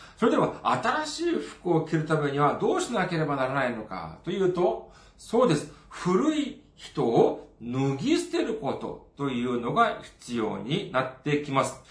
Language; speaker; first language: Japanese; non-native, fluent; Korean